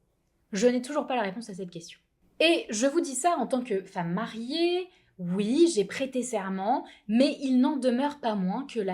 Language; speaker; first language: French; native; French